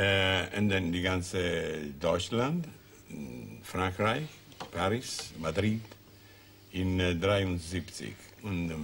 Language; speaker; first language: German; non-native, learner; Italian